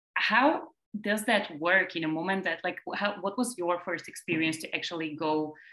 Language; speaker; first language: English; non-native, fluent; Bulgarian